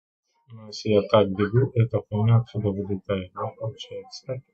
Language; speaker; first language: Russian; native; Russian